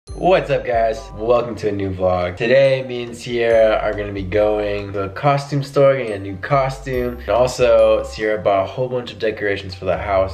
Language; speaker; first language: English; native; English